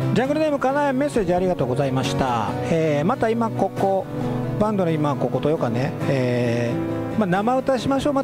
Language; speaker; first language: Japanese; native; Japanese